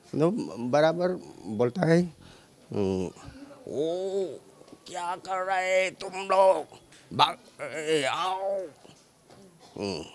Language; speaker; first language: Hindi; non-native, local second language; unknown